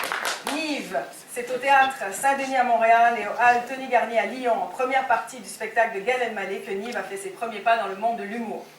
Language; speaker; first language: French; native; French